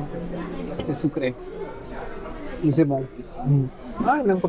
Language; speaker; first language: French; non-native, fluent; Spanish